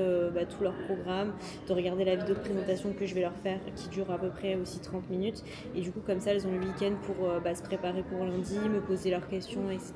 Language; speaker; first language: French; native; French